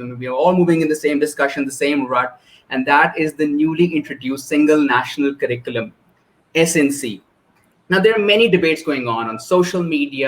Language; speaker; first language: English; non-native, local second language; Urdu